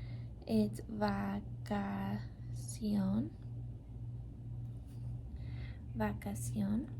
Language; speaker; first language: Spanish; non-native, learner; English